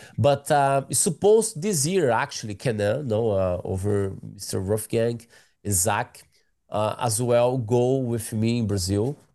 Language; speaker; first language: English; non-native, learner; Portuguese